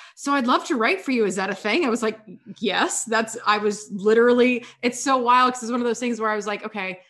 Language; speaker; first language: English; native; English